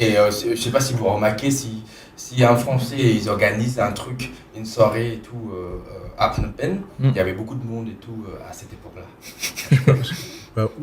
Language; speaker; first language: French; non-native, fluent; Khmer